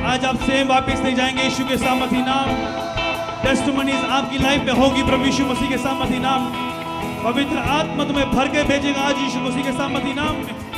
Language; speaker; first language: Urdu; non-native, local second language; Punjabi